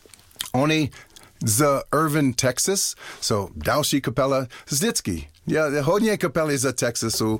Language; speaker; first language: Czech; non-native, learner; English